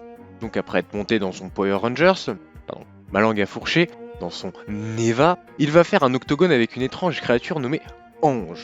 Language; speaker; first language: French; native; French